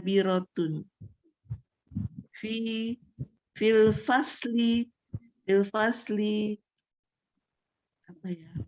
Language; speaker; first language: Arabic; non-native, learner; Indonesian